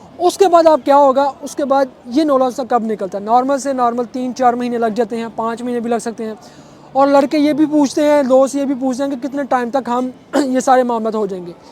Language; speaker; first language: Urdu; non-native, local second language; Punjabi